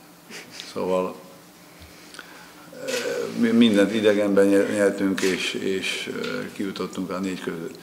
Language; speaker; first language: Hungarian; non-native, fluent; Slovak